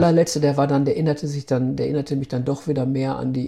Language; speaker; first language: German; native; German